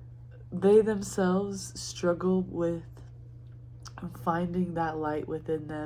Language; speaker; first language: English; native; English